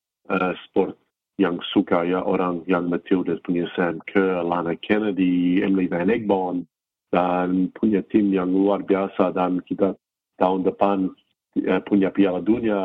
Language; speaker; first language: Indonesian; non-native, fluent; English